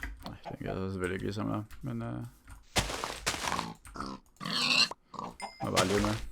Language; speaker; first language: Danish; native; Danish